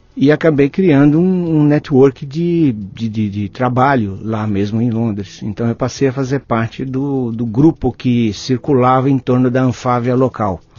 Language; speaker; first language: Portuguese; native; Portuguese